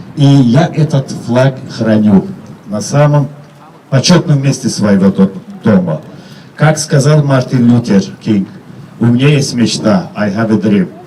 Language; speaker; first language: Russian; non-native, local second language; Chechen